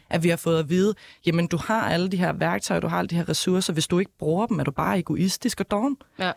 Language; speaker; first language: Danish; native; Danish